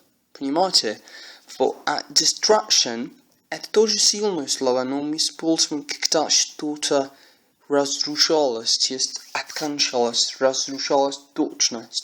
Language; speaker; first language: Russian; non-native, learner; English